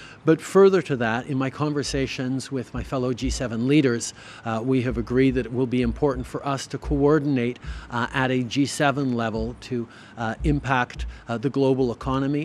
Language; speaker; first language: English; early bilingual, other home language; French